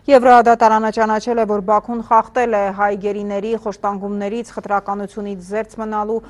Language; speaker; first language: Armenian; native; Armenian